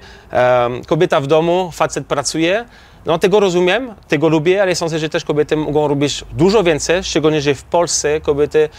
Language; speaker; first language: Polish; non-native, learner; French